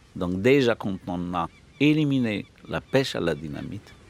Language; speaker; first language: French; non-native, local second language; Arabic